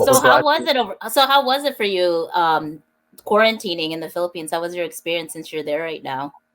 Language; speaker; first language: English; native; English